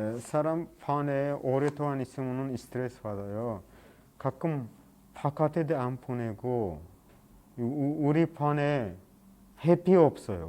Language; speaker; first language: Korean; non-native, learner; Persian